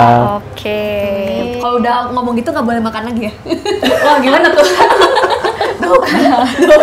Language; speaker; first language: Indonesian; native; Indonesian